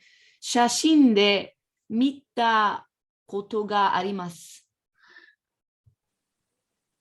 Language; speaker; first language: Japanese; non-native, learner; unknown